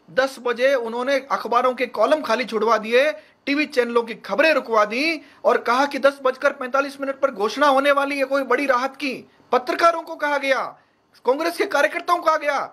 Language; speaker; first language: Hindi; native; Hindi